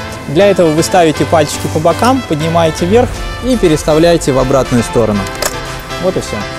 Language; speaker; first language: Russian; native; Russian